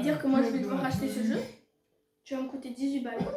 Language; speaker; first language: French; native; French